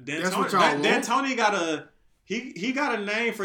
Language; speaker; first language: English; native; English